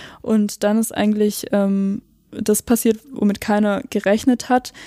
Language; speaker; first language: German; native; German